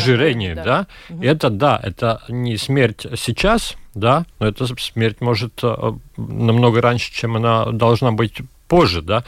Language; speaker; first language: Russian; non-native, local second language; Latvian